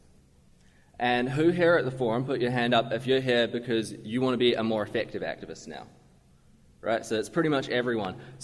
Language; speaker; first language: English; native; English